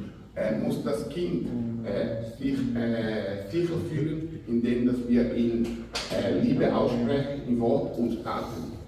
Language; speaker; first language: German; non-native, fluent; Portuguese